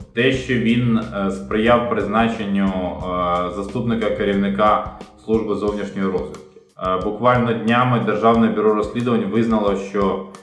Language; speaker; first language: Ukrainian; native; Ukrainian